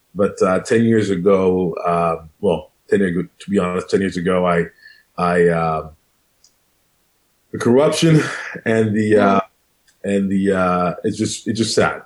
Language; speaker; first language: English; non-native, local second language; Krio